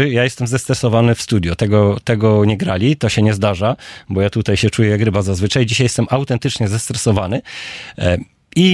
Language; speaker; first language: Polish; native; Polish